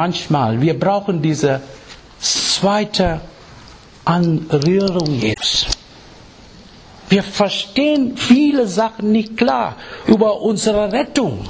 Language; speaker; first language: German; non-native, fluent; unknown